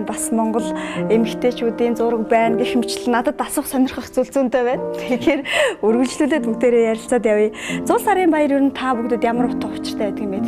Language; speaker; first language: Mongolian; native; Mongolian